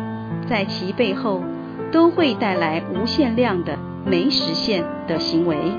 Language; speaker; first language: Chinese; native; Chinese